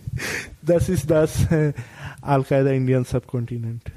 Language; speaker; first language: German; non-native, fluent; Bangla